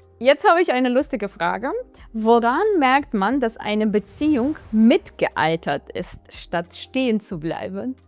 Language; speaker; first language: German; non-native, fluent; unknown